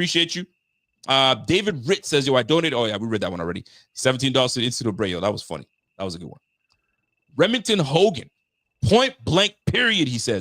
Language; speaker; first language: English; native; English